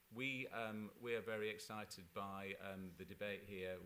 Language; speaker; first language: English; native; English